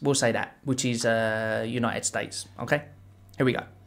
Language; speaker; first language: English; native; English